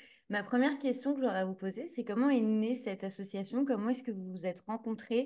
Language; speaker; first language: French; native; French